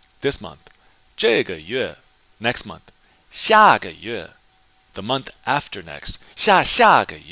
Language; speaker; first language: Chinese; non-native, fluent; English